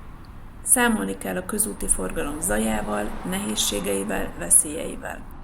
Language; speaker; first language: Hungarian; native; Hungarian